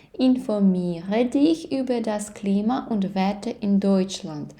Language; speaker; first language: German; non-native, fluent; Ukrainian